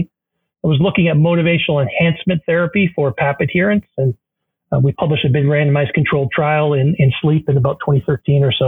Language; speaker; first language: English; native; English